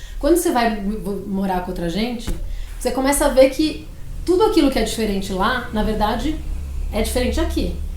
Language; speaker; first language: Portuguese; early bilingual, other home language; Spanish